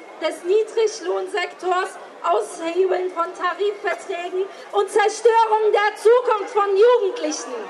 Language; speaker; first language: German; early bilingual, other home language; Turkish